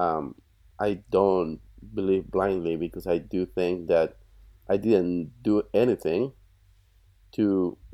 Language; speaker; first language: English; non-native, fluent; Spanish